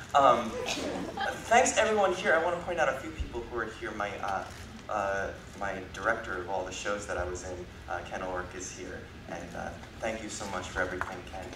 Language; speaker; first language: English; native; English